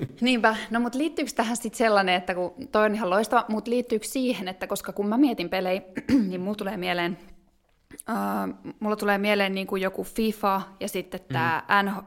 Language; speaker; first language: Finnish; native; Finnish